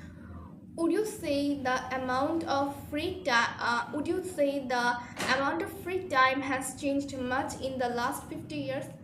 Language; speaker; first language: English; non-native, fluent; Bangla